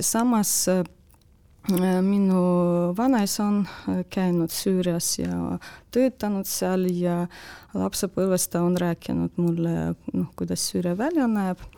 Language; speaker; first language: Estonian; non-native, local second language; Russian